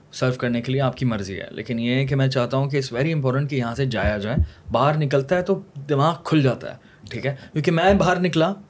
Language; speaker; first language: Urdu; native; Urdu